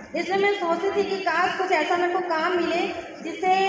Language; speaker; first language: Hindi; native; Hindi